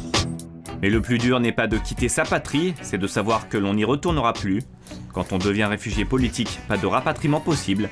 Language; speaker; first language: French; native; French